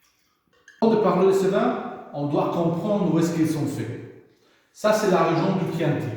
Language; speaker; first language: French; non-native, fluent; Italian